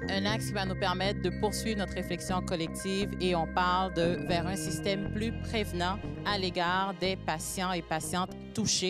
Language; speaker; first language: French; native; French